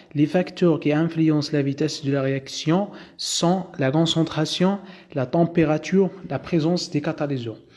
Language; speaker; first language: French; non-native, local second language; Arabic